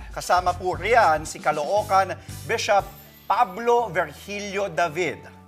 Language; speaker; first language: Filipino; native; Filipino